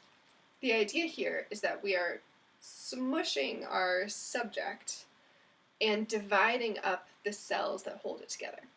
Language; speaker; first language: English; native; English